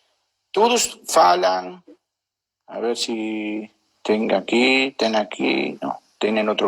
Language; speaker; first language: Portuguese; non-native, learner; Spanish